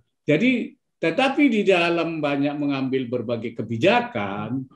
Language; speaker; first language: Indonesian; native; Indonesian